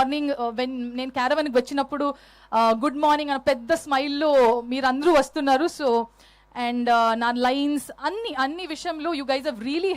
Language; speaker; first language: Telugu; non-native, learner; Kannada